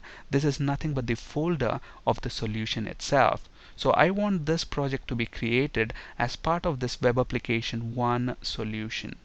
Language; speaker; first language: English; non-native, local second language; Telugu